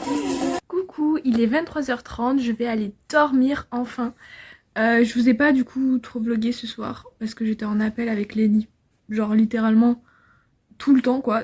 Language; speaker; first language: French; native; French